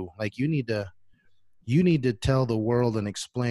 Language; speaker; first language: English; non-native, fluent; Samoan